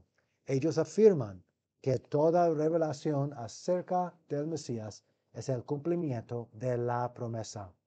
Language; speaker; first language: Spanish; non-native, fluent; English